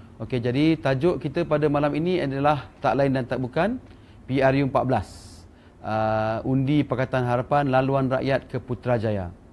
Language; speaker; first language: Malay; native; Malay